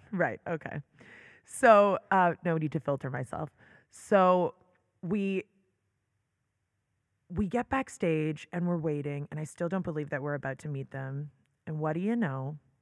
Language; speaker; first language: English; early bilingual, other home language; Hebrew